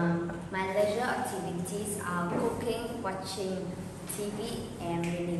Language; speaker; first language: English; non-native, learner; Vietnamese